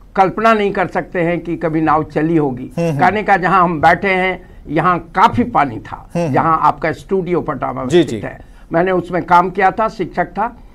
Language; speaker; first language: Hindi; native; Hindi